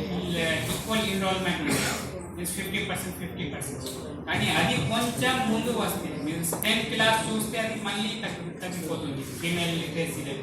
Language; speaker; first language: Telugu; non-native, learner; Hindi